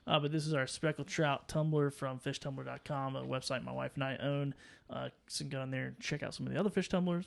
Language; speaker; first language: English; native; English